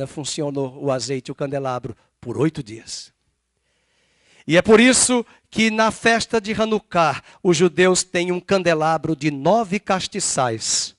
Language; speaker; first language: Portuguese; native; Portuguese